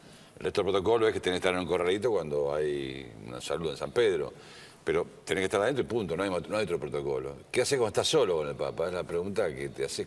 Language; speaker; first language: Spanish; native; Spanish